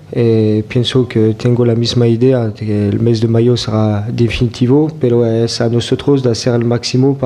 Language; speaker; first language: Spanish; non-native, fluent; French